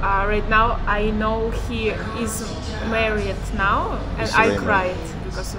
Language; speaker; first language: English; non-native, learner; Russian